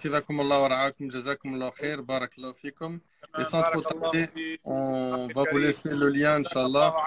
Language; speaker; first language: French; native; French